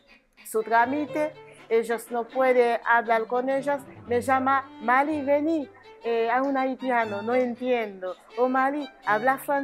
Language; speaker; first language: Spanish; non-native, learner; Haitian Creole